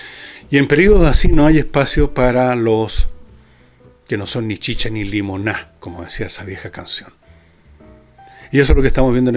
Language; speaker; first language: Spanish; native; Spanish